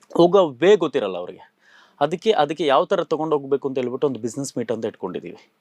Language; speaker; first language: Kannada; non-native, local second language; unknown